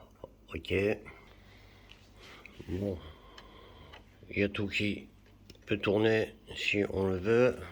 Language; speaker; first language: French; native; French